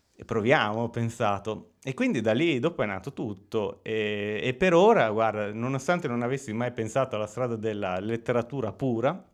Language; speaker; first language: Italian; native; Italian